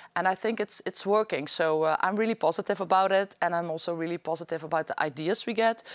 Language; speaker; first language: English; non-native, fluent; Dutch